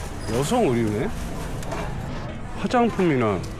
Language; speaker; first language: Korean; native; Korean